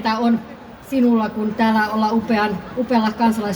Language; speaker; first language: Finnish; native; Finnish